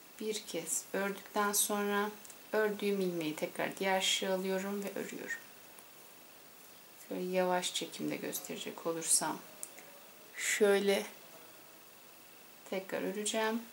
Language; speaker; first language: Turkish; native; Turkish